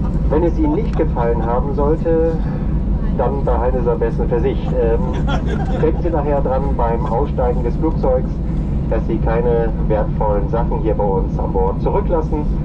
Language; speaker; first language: German; native; German